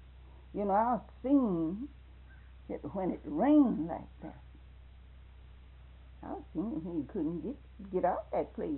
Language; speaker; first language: English; native; English